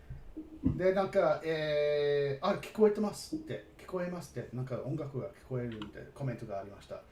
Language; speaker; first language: Japanese; non-native, fluent; English